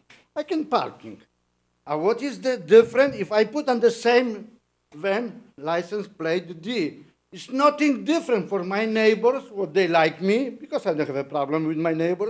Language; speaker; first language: English; non-native, learner; Polish